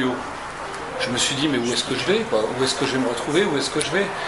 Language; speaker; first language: French; native; French